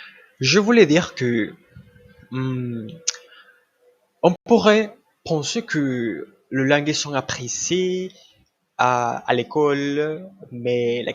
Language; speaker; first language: French; non-native, learner; Spanish